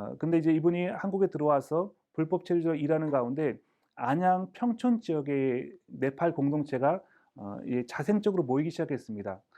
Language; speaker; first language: Korean; native; Korean